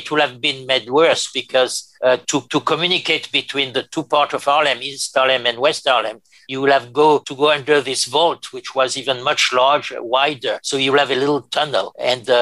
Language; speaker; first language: English; non-native, fluent; French